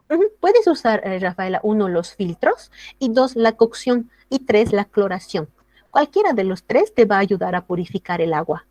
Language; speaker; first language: Spanish; native; Spanish